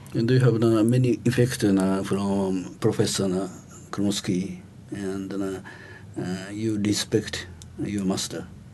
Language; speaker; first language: English; non-native, learner; Japanese